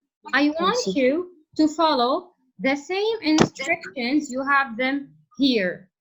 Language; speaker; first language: English; non-native, fluent; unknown